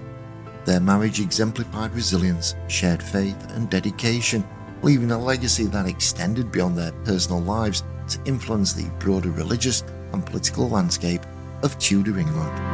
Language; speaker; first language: English; native; English